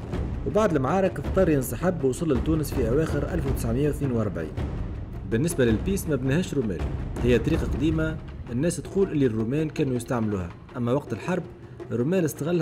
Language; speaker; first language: Arabic; native; Arabic